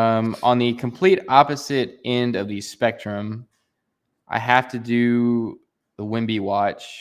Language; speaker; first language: English; native; English